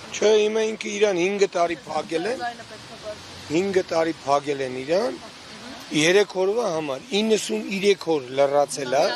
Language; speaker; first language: Armenian; native; Armenian